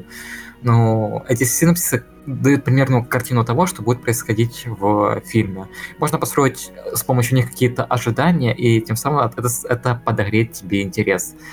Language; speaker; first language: Russian; native; Russian